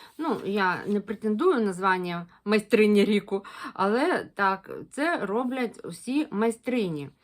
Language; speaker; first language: Ukrainian; non-native, local second language; Russian